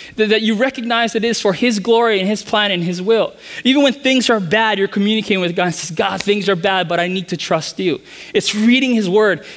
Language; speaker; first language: English; native; English